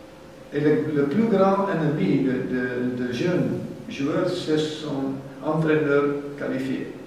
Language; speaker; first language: French; non-native, fluent; German